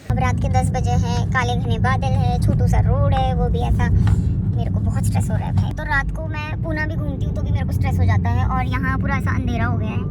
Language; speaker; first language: Hindi; non-native, local second language; Marathi